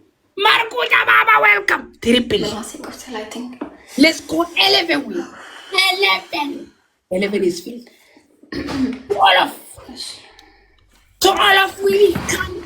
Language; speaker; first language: English; non-native, learner; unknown